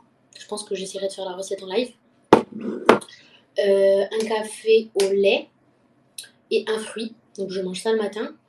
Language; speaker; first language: French; native; French